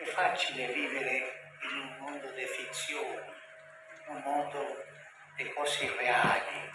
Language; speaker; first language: Italian; non-native, fluent; Spanish